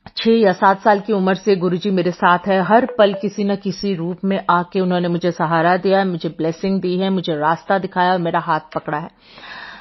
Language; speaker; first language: Hindi; non-native, local second language; Bangla